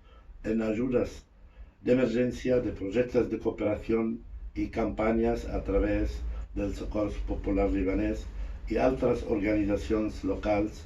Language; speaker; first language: Catalan; non-native, fluent; Arabic